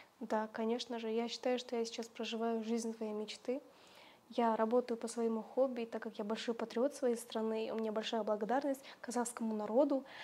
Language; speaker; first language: Russian; native; Russian